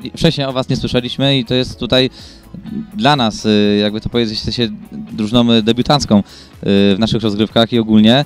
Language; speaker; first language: Polish; native; Polish